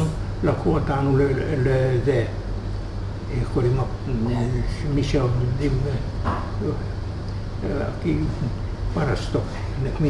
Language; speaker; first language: Hebrew; non-native, fluent; Hungarian